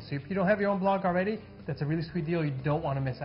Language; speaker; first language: English; native; English